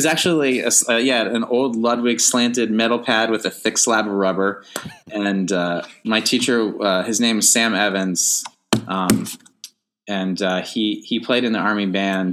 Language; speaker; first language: English; native; English